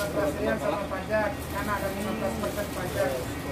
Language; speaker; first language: Indonesian; non-native, learner; Bangla